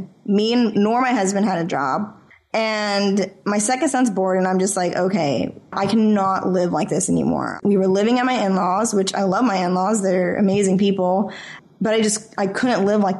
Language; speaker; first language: English; native; English